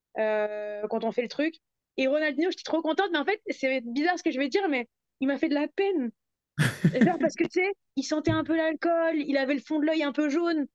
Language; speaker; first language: French; native; French